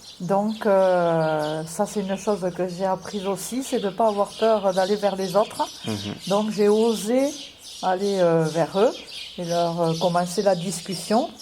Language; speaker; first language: French; native; French